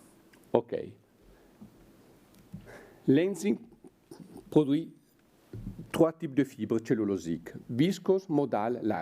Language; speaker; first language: French; non-native, fluent; Italian